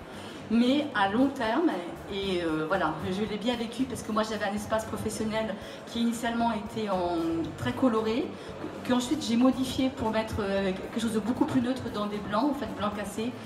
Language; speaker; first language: French; native; French